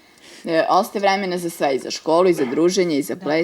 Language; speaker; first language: Serbian; native; Serbian